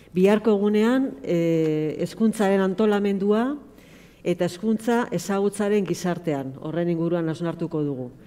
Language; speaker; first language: Basque; native; Basque